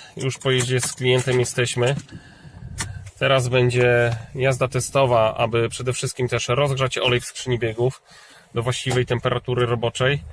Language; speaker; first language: Polish; native; Polish